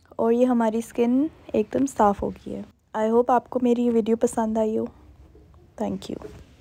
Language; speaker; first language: Hindi; native; Hindi